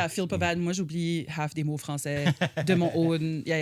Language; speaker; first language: French; native; French